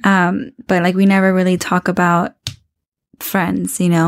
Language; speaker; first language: English; early bilingual, other home language; Spanish